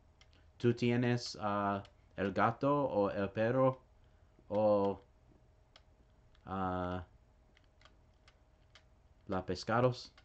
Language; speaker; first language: Spanish; non-native, learner; English